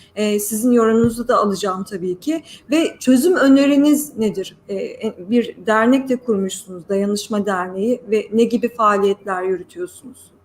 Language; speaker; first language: Turkish; native; Turkish